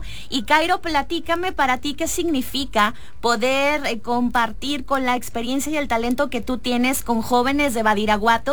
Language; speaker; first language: Spanish; native; Spanish